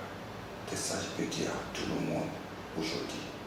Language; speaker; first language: French; non-native, local second language; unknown